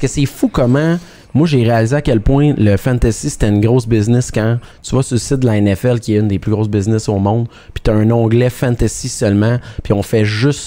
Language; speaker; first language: French; native; French